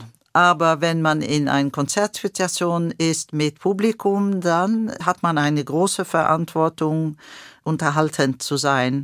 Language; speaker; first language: German; non-native, fluent; Swedish